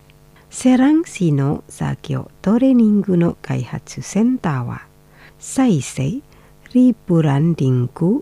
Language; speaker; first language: Japanese; non-native, fluent; Indonesian